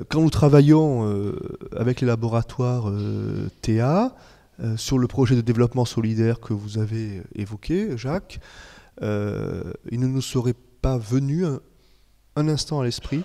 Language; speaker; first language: French; native; French